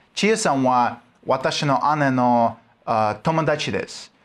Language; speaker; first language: Japanese; non-native, learner; Russian